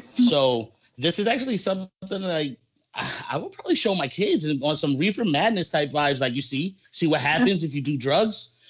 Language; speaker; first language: English; native; English